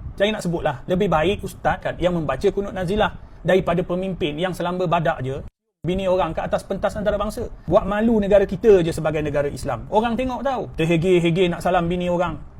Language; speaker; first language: Malay; native; Malay